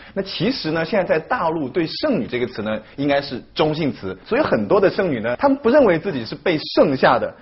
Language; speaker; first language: Chinese; native; Chinese